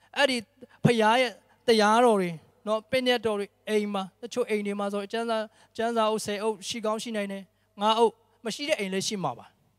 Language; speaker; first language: Burmese; non-native, local second language; Tedim Chin